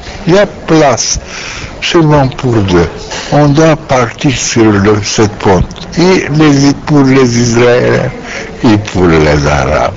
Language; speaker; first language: French; non-native, learner; Romanian